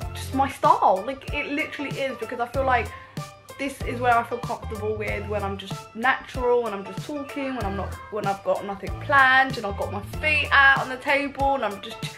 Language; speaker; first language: English; native; English